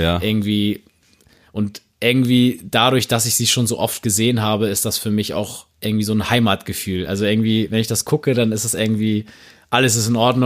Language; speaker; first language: German; native; German